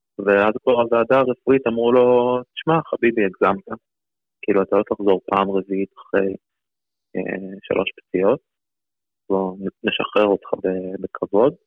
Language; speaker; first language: Hebrew; early bilingual, other home language; Russian